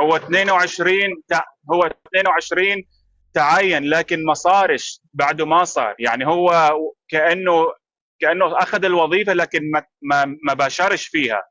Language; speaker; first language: Arabic; native; Arabic